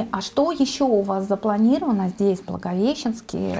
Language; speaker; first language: Russian; native; Russian